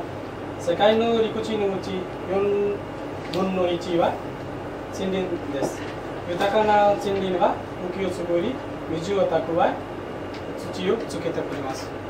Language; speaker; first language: Japanese; non-native, learner; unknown